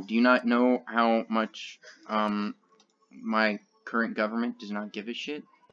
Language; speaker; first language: English; native; English